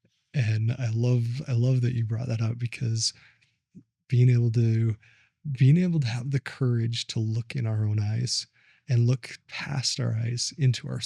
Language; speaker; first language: English; native; English